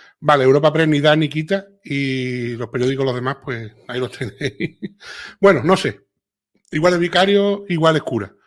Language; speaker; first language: Spanish; native; Spanish